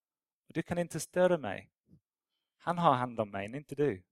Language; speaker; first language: Swedish; non-native, fluent; English